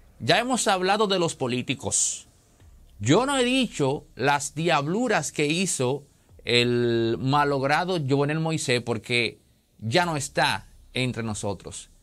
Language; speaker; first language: Spanish; native; Spanish